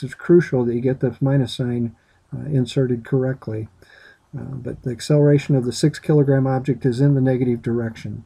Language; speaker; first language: English; native; English